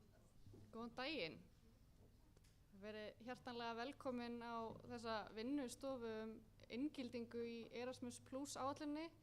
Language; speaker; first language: Icelandic; native; Icelandic